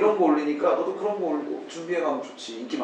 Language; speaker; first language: Korean; native; Korean